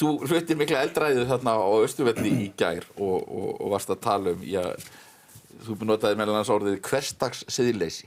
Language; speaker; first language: Icelandic; native; Icelandic